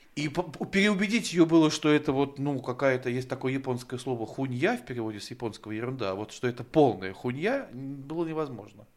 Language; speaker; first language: Russian; native; Russian